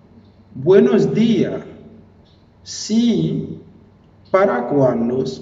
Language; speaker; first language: Spanish; non-native, fluent; Haitian Creole